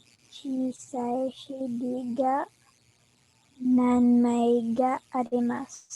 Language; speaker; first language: Japanese; non-native, learner; Filipino